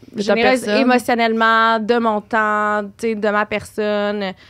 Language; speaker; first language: French; native; French